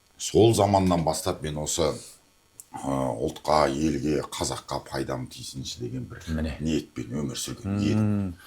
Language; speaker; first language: Kazakh; native; Kazakh